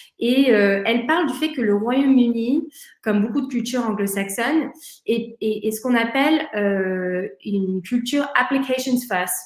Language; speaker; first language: French; early bilingual, heritage; English